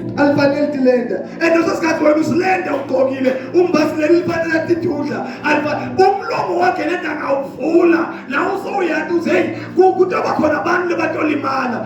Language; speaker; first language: Zulu; non-native, local second language; Swati